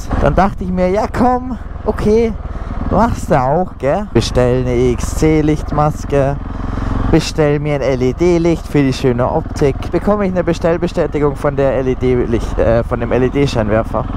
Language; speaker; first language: German; native; German